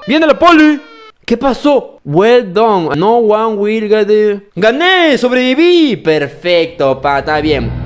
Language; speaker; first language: Spanish; native; Spanish